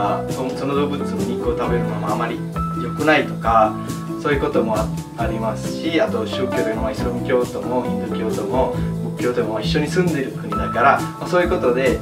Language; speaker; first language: Japanese; non-native, fluent; Sinhala